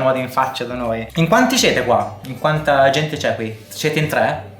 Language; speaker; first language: Italian; native; Italian